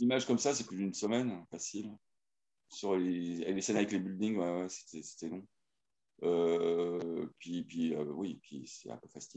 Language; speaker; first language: French; native; French